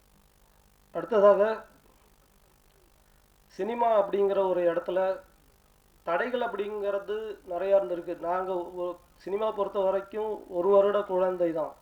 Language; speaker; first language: Tamil; native; Tamil